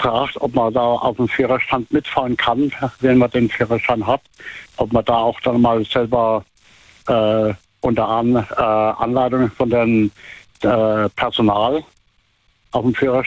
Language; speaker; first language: German; native; German